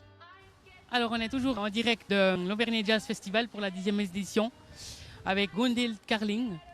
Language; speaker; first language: French; native; French